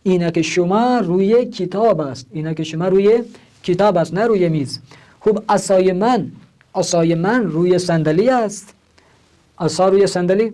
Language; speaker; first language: Persian; non-native, fluent; Urdu